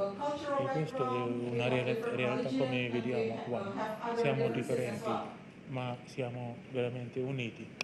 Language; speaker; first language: Italian; non-native, fluent; Indonesian